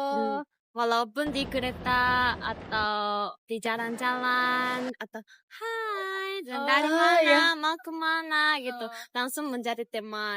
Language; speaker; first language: Indonesian; non-native, fluent; Japanese